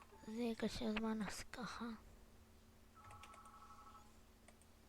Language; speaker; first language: Hebrew; native; Hebrew